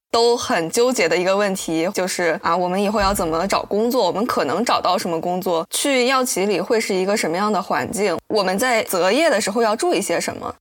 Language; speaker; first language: Chinese; native; Chinese